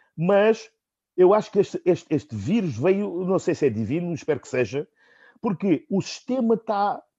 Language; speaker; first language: Portuguese; non-native, local second language; Upper Guinea Crioulo